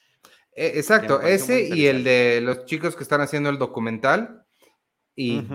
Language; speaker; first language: Spanish; native; Spanish